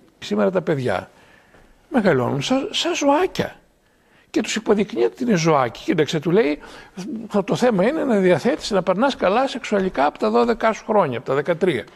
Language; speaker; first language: Greek; native; Greek